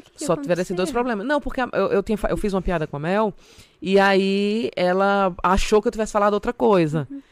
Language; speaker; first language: Portuguese; native; Portuguese